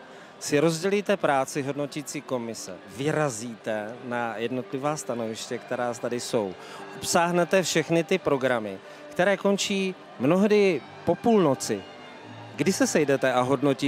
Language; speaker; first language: Czech; native; Czech